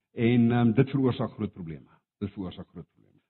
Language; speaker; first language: Afrikaans; non-native, local second language; English